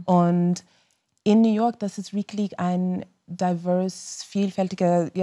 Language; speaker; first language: German; non-native, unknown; English